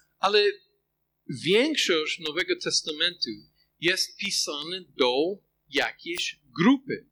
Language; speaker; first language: Polish; non-native, fluent; English